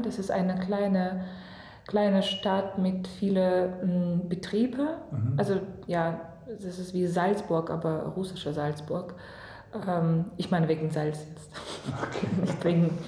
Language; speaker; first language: German; non-native, fluent; Russian